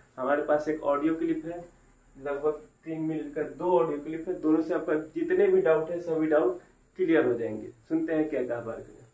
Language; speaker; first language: Hindi; native; Hindi